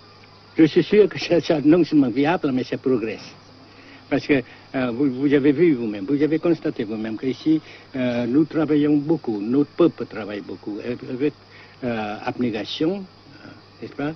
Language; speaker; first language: French; non-native, fluent; Vietnamese